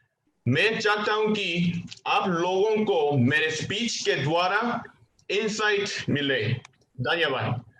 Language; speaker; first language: Hindi; non-native, learner; Korean